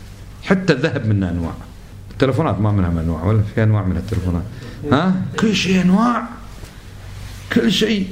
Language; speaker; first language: Arabic; native; Arabic